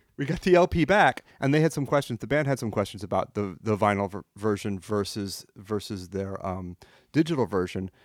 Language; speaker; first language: English; non-native, fluent; French